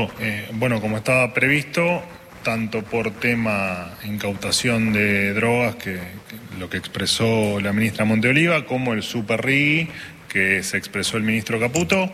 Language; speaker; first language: Spanish; native; Spanish